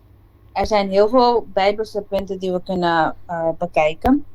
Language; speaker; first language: Dutch; non-native, local second language; Papiamento